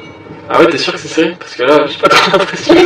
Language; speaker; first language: French; native; French